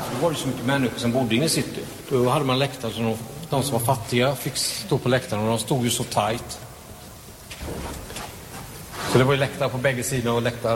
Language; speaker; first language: Swedish; native; Swedish